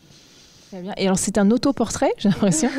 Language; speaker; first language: French; native; French